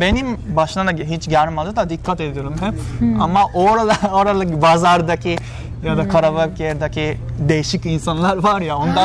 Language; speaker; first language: Turkish; non-native, learner; Japanese